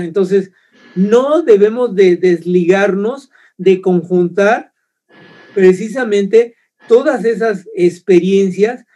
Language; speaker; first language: Spanish; native; Spanish